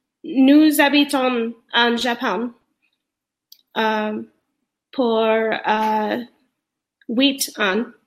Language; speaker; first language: French; non-native, learner; English